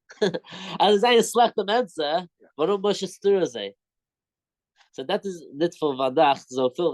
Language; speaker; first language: Dutch; non-native, fluent; English